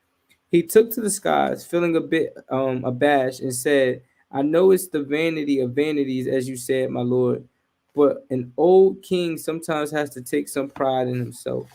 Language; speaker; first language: English; native; English